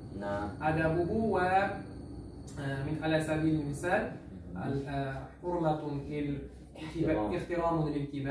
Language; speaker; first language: Arabic; non-native, learner; Uzbek